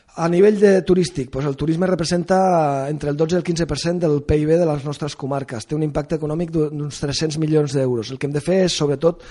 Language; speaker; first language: Catalan; non-native, local second language; Spanish